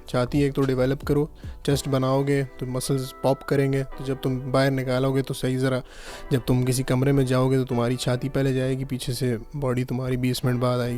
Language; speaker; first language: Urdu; non-native, local second language; Punjabi